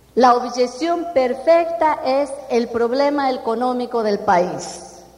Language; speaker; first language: Spanish; non-native, fluent; Portuguese